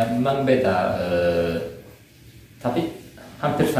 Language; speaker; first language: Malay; non-native, learner; Turkish